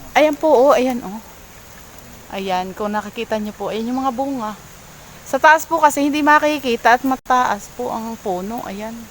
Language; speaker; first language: Filipino; native; Filipino